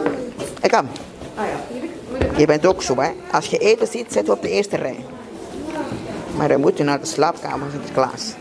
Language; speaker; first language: Dutch; native; Dutch